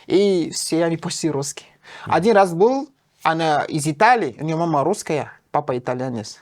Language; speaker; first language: Russian; non-native, fluent; French